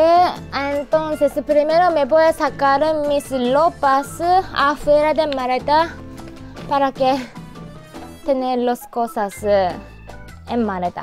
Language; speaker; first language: Spanish; non-native, learner; Japanese